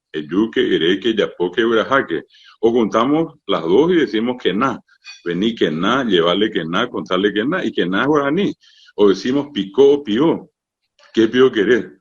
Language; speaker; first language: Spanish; non-native, local second language; Guarani